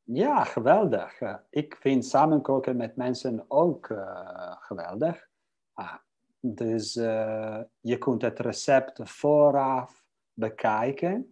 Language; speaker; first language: Dutch; non-native, fluent; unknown